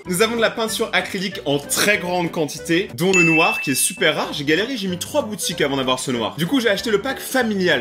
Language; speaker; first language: French; native; French